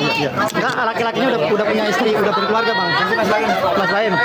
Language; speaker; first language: Indonesian; native; Indonesian